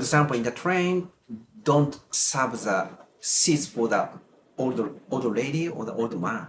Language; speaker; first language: English; non-native, learner; Japanese